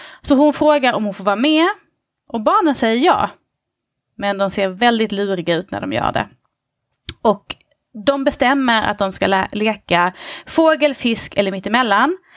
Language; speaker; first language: Swedish; native; Swedish